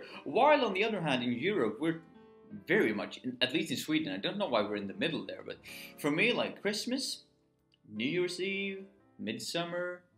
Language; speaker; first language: English; non-native, fluent; Swedish